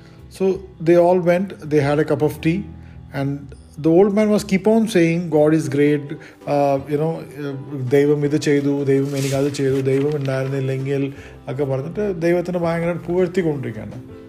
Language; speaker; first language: English; non-native, local second language; Malayalam